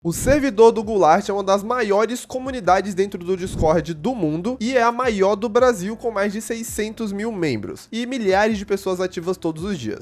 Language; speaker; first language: Portuguese; native; Portuguese